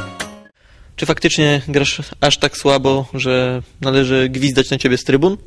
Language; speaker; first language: Polish; native; Polish